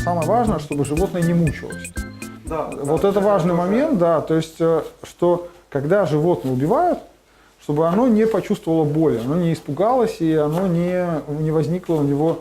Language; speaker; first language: Russian; native; Russian